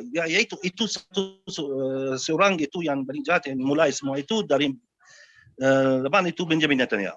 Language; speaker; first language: Indonesian; non-native, fluent; Arabic